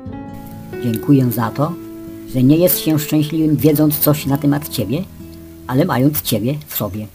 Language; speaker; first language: Polish; native; Polish